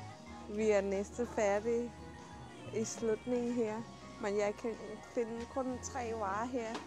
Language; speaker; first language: Danish; non-native, learner; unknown